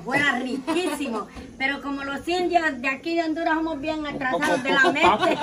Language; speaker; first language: Spanish; native; Spanish